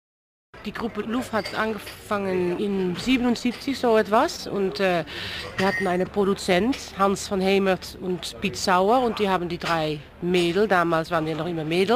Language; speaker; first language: German; non-native, fluent; Dutch